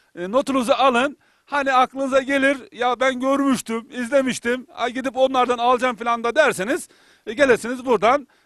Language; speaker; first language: Turkish; native; Turkish